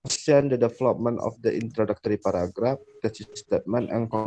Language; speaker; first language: English; non-native, fluent; Indonesian